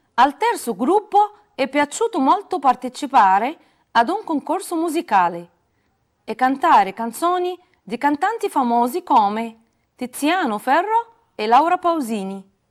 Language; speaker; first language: Italian; non-native, fluent; Arabic